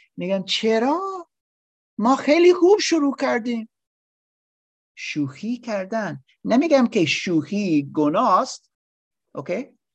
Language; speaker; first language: Persian; non-native, learner; English